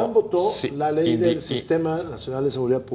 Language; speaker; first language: Spanish; native; Spanish